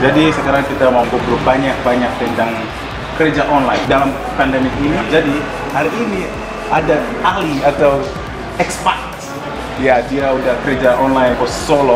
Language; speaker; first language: Indonesian; non-native, fluent; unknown